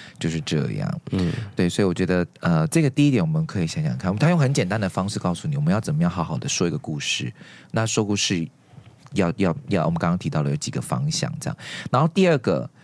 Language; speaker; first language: Chinese; native; Chinese